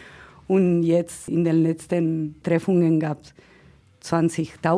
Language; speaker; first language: German; non-native, fluent; Spanish